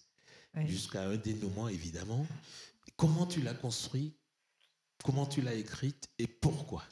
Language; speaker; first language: French; native; French